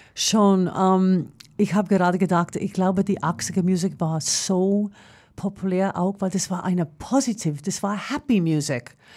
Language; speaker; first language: German; non-native, fluent; English